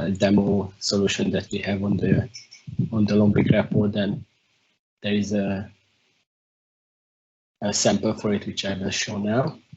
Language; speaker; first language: English; non-native, fluent; Hungarian